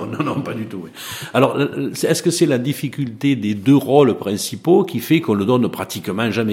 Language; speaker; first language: French; native; French